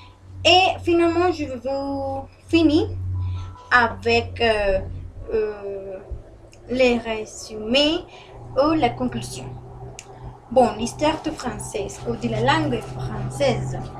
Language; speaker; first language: French; non-native, learner; Spanish